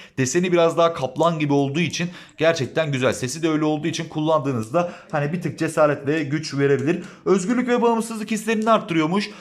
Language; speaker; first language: Turkish; native; Turkish